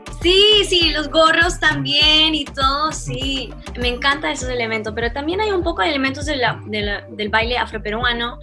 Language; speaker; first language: Spanish; early bilingual, heritage; Spanish